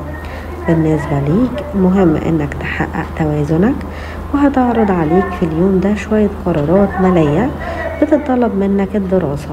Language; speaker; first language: Arabic; native; Arabic